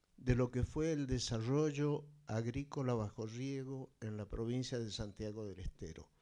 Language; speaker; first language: Spanish; native; Spanish